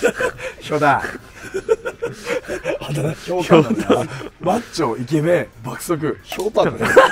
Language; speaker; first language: Japanese; native; Japanese